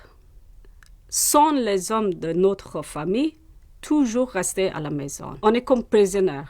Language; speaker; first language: French; non-native, learner; Persian